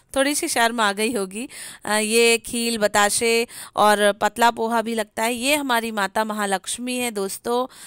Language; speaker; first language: Hindi; native; Hindi